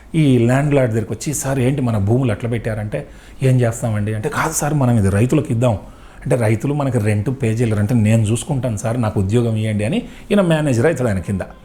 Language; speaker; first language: Telugu; native; Telugu